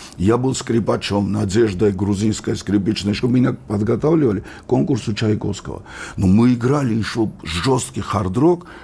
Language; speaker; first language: Russian; non-native, local second language; Georgian